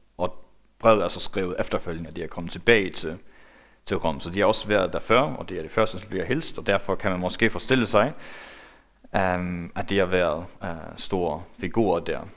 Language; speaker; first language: Danish; non-native, local second language; Faroese